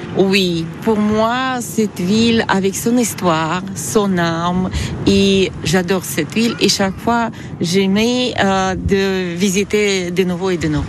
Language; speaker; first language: French; non-native, learner; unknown